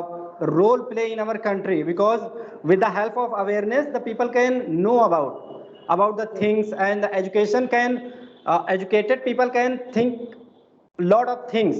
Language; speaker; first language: English; non-native, fluent; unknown